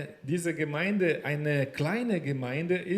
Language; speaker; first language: German; non-native, learner; Portuguese